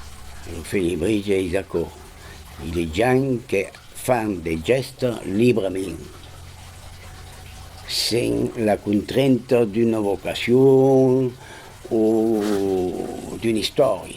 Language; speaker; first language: French; non-native, fluent; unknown